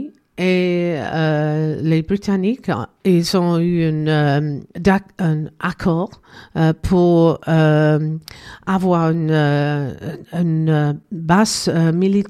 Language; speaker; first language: French; non-native, learner; English